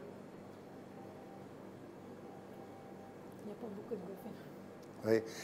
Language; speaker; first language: French; non-native, learner; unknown